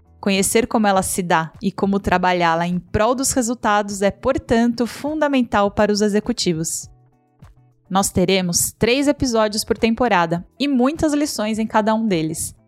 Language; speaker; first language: Portuguese; native; Portuguese